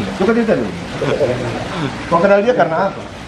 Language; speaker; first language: Indonesian; native; Indonesian